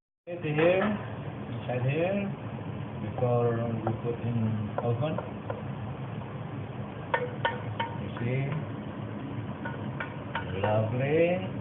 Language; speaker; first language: English; non-native, learner; Indonesian